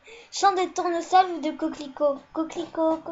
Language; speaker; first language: French; early bilingual, other home language; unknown